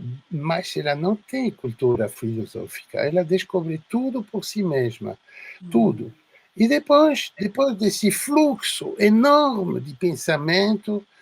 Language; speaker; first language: Portuguese; non-native, fluent; French